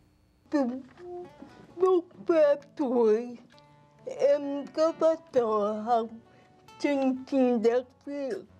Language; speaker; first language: Vietnamese; early bilingual, heritage; Vietnamese